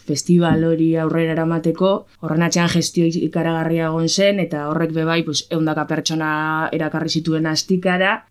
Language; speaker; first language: Basque; native; Basque